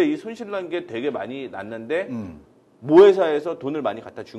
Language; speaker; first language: Korean; native; Korean